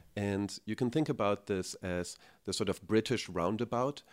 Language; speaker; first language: English; non-native, fluent; German